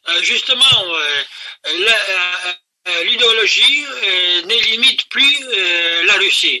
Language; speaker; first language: French; non-native, fluent; Polish